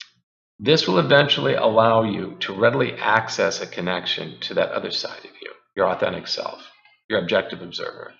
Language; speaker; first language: English; native; English